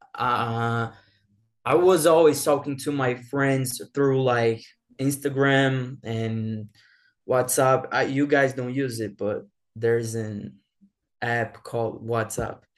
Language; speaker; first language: English; non-native, fluent; Portuguese